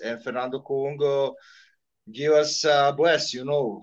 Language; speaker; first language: English; non-native, learner; Serbian